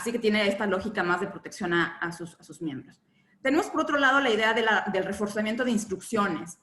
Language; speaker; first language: Spanish; native; Spanish